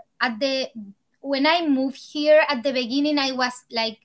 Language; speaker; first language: English; non-native, fluent; Spanish